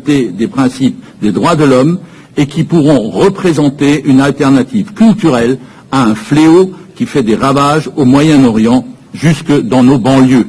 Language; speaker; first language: French; native; French